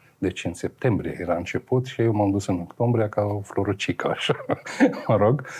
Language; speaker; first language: Romanian; non-native, fluent; Arabic